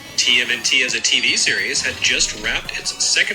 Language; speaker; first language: English; native; English